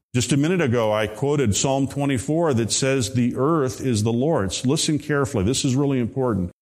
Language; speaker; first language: English; native; English